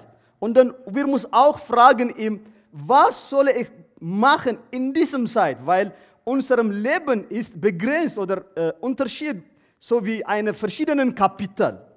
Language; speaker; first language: German; non-native, learner; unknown